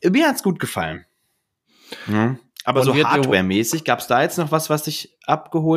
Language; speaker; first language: German; native; German